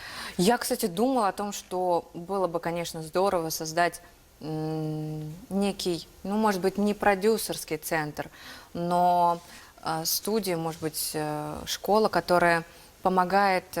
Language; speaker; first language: Russian; native; Russian